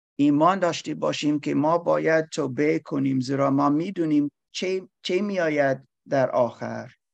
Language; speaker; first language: Persian; non-native, learner; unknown